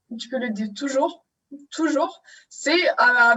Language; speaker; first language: French; non-native, fluent; German